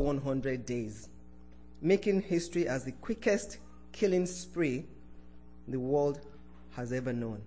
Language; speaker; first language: English; non-native, local second language; Yoruba